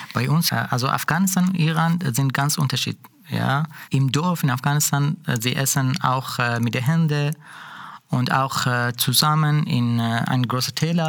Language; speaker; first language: German; non-native, learner; Persian